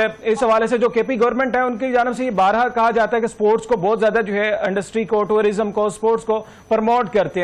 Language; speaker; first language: Urdu; native; Urdu